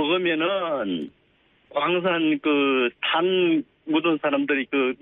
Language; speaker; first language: Korean; native; Korean